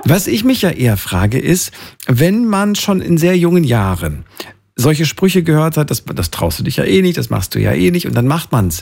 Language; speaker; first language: German; native; German